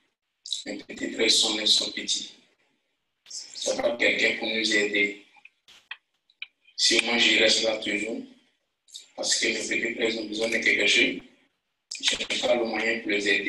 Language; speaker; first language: French; non-native, learner; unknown